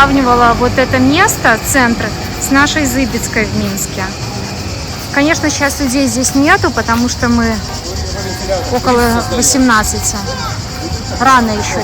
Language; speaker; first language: Russian; native; Russian